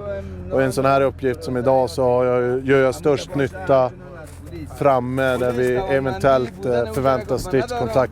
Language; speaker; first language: Swedish; native; Swedish